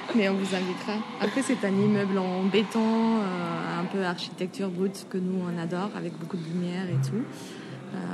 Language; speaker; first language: French; non-native, fluent; Spanish